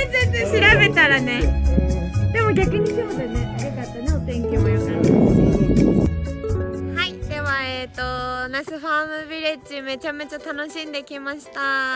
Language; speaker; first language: Japanese; native; Japanese